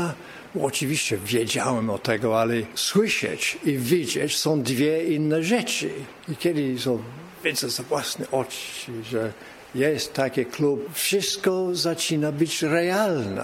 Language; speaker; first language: Polish; early bilingual, heritage; English